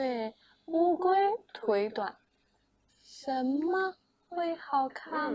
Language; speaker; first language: Chinese; non-native, fluent; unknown